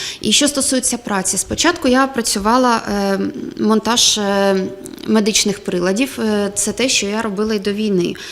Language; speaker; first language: Ukrainian; non-native, local second language; Russian